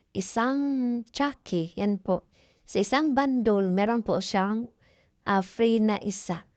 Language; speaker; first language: Filipino; non-native, local second language; Cebuano